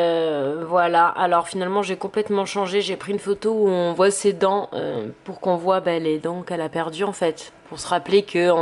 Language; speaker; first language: French; native; French